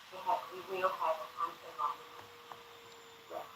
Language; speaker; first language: English; non-native, learner; Thai